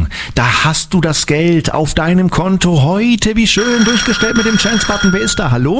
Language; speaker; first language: German; native; German